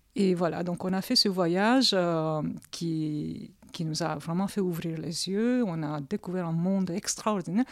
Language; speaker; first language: French; early bilingual, other home language; Korean